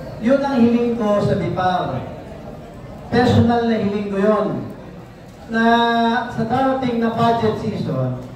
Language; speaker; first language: Filipino; native; Filipino